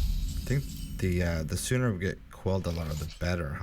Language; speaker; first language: English; native; English